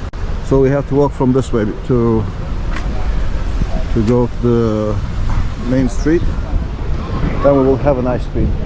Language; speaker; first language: English; non-native, fluent; Turkish